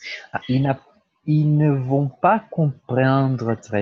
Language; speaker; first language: French; non-native, fluent; Portuguese